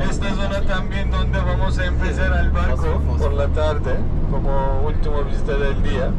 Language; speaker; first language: Spanish; non-native, fluent; Turkish